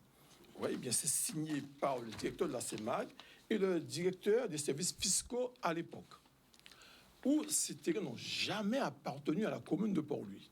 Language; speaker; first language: French; native; French